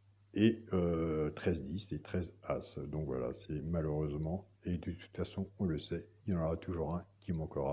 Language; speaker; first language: French; native; French